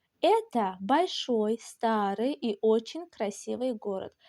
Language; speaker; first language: Russian; non-native, local second language; Azerbaijani